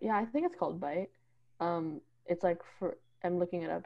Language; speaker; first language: English; native; English